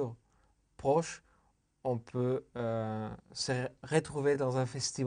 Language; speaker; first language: French; non-native, fluent; Spanish